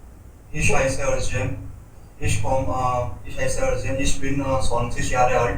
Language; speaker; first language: German; non-native, learner; Hindi